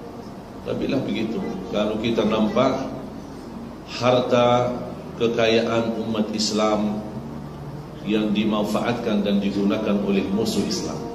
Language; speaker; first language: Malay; non-native, fluent; Arabic